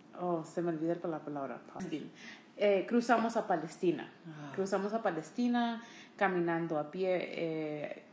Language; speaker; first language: Spanish; early bilingual, heritage; Spanish